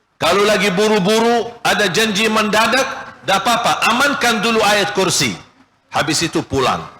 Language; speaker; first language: Malay; non-native, fluent; Arabic